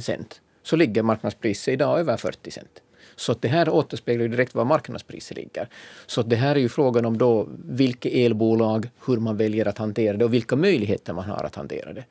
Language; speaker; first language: Swedish; native; Swedish